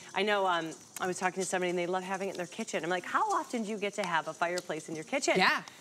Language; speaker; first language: English; native; English